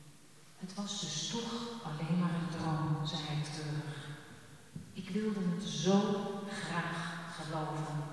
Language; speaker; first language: Dutch; native; Dutch